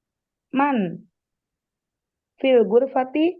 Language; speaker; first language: Arabic; non-native, learner; Indonesian